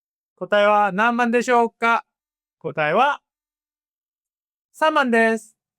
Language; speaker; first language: Japanese; non-native, fluent; Korean